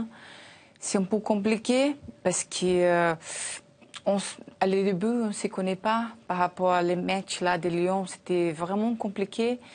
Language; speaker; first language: French; non-native, learner; Portuguese